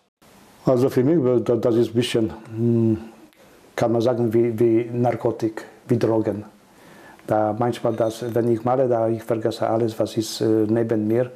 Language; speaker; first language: German; non-native, learner; Polish